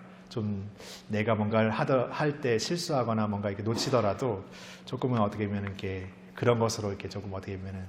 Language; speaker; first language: Korean; native; Korean